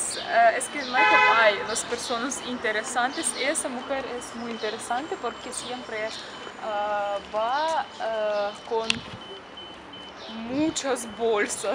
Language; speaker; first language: Spanish; non-native, fluent; Russian